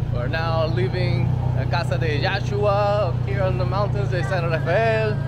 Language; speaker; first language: English; native; English